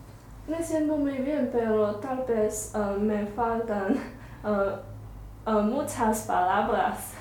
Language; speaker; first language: Spanish; non-native, learner; Chinese